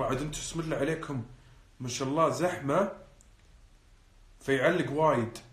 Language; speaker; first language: Arabic; native; Arabic